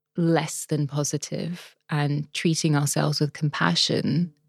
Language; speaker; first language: English; native; English